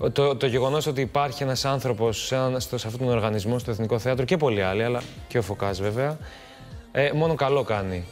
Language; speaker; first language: Greek; early bilingual, other home language; Albanian